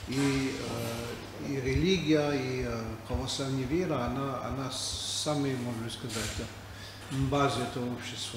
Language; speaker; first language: Russian; non-native, fluent; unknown